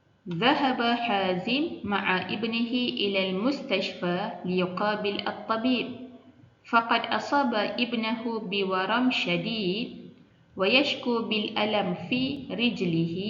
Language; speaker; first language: Arabic; non-native, fluent; Malay